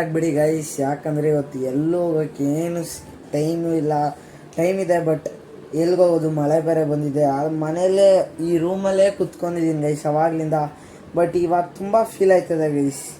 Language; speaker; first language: Kannada; native; Kannada